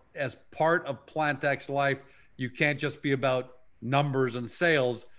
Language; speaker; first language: English; native; English